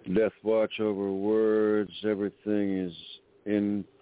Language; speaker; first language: English; native; English